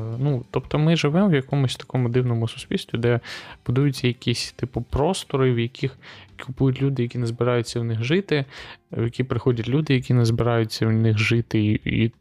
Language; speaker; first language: Ukrainian; non-native, local second language; Russian